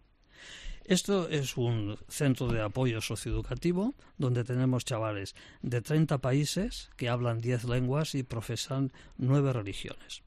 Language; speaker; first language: Spanish; non-native, local second language; Catalan